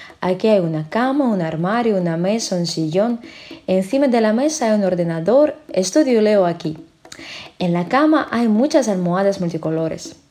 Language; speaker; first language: Spanish; non-native, fluent; Russian